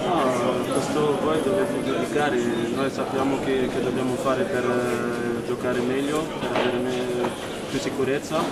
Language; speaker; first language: Italian; non-native, fluent; French